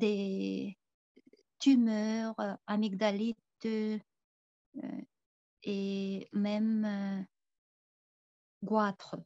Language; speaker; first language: French; non-native, fluent; Tuvinian